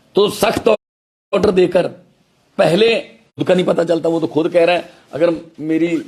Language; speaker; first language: Hindi; non-native, local second language; Punjabi